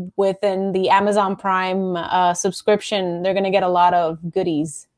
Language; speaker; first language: English; non-native, local second language; Spanish